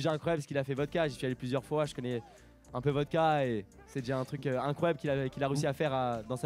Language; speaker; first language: French; native; French